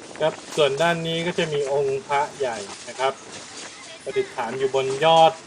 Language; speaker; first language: Thai; native; Thai